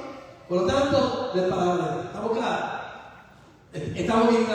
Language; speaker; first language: Spanish; native; Spanish